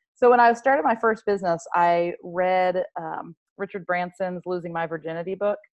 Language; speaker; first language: English; early bilingual, other home language; French